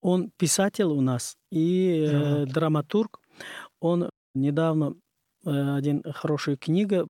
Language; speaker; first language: Russian; non-native, learner; Uzbek